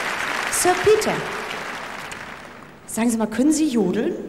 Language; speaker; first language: German; native; German